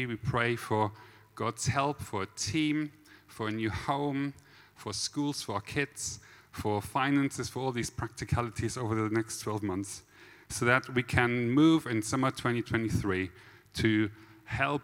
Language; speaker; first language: English; non-native, fluent; German